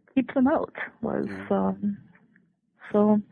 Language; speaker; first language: English; non-native, fluent; German